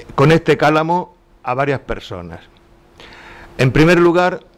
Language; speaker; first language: Spanish; native; Spanish